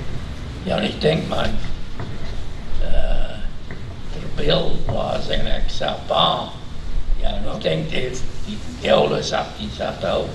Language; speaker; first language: German; early bilingual, heritage; German